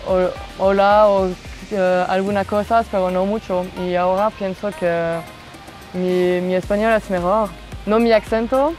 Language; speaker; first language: Spanish; non-native, learner; French